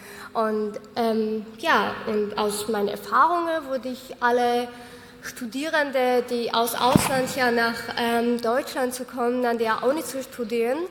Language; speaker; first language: German; non-native, fluent; Georgian